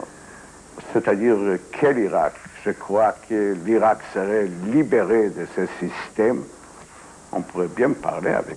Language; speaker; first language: French; non-native, fluent; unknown